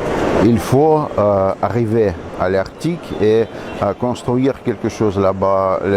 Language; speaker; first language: French; non-native, fluent; Russian